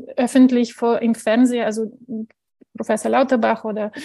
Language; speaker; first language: German; non-native, fluent; Bulgarian